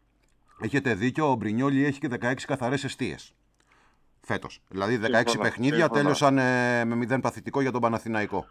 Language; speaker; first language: Greek; native; Greek